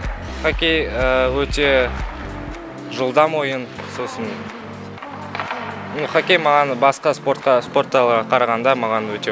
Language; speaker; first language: Kazakh; non-native, local second language; Russian